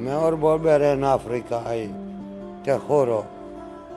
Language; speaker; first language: Spanish; non-native, learner; Arabic